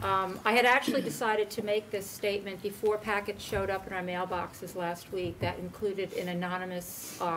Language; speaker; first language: English; native; English